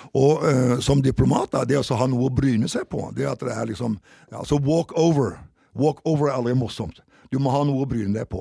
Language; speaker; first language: Norwegian; native; Norwegian